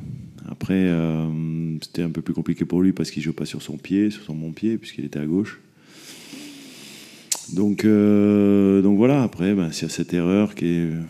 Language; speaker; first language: French; native; French